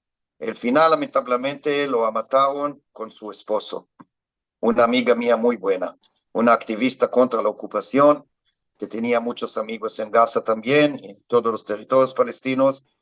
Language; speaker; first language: Spanish; non-native, fluent; Hebrew